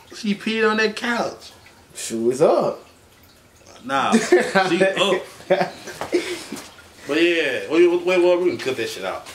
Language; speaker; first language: English; native; English